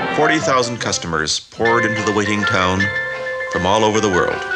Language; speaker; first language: English; native; English